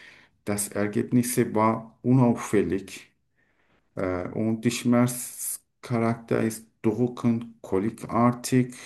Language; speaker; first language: German; non-native, learner; Turkish